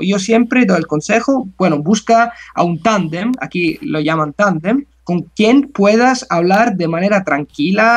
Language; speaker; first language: Spanish; non-native, fluent; Italian